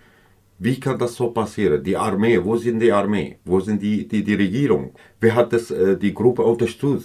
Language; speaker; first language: German; non-native, fluent; Kurdish